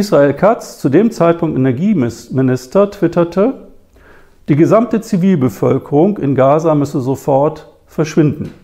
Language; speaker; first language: German; native; German